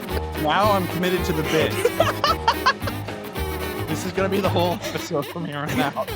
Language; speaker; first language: English; native; English